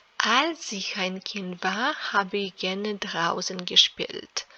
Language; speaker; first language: German; non-native, fluent; Serbian